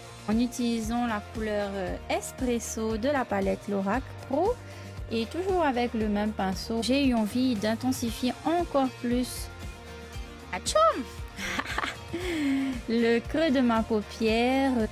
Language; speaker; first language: French; native; French